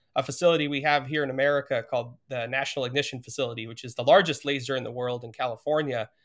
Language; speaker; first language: English; native; English